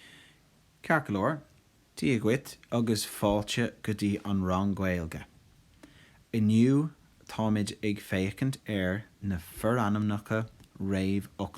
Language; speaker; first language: Irish; non-native, local second language; English